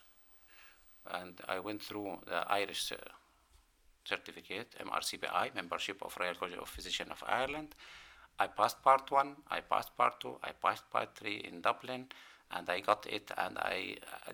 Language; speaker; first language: English; non-native, learner; Arabic